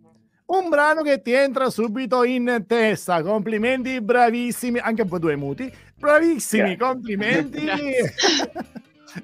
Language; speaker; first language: Italian; native; Italian